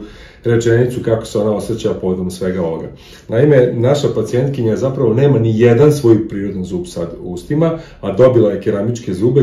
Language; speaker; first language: Serbian; native; Serbian